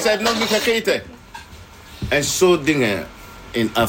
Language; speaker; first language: Dutch; non-native, learner; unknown